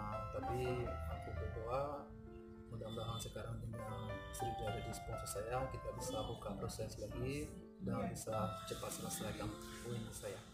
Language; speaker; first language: Indonesian; non-native, fluent; Portuguese